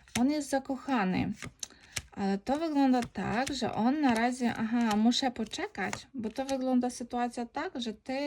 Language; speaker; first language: Polish; non-native, learner; Ukrainian